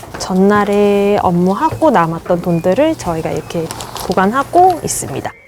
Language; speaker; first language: Korean; native; Korean